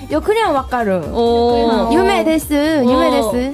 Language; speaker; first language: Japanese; non-native, learner; Korean